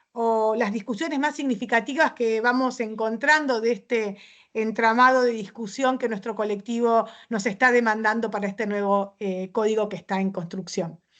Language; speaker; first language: Spanish; native; Spanish